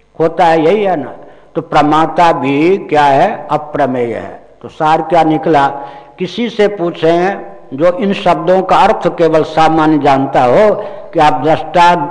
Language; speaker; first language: Hindi; non-native, local second language; Maithili